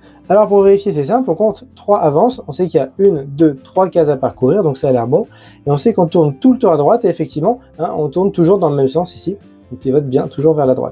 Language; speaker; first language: French; native; French